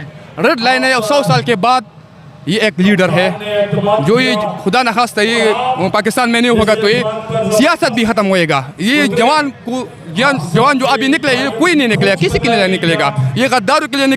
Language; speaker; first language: Hindi; non-native, local second language; Pashto